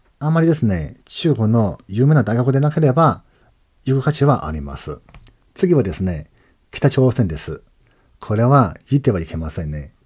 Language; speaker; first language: Japanese; non-native, fluent; Chinese